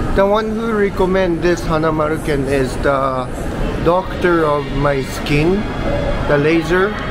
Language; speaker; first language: English; non-native, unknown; Japanese